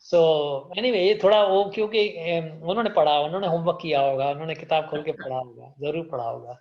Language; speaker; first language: Hindi; native; Hindi